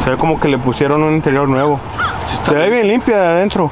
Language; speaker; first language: Spanish; early bilingual, heritage; Spanish